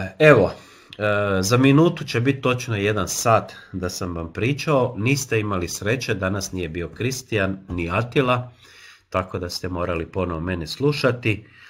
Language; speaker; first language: Croatian; native; Croatian